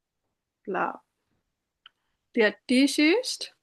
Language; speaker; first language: German; non-native, fluent; Bangla